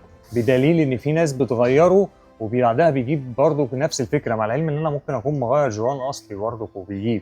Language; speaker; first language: Arabic; native; Arabic